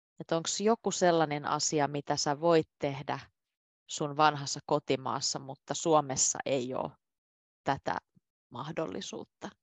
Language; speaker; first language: Finnish; native; Finnish